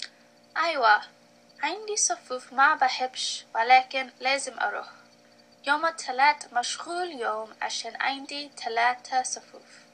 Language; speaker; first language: Arabic; non-native, learner; English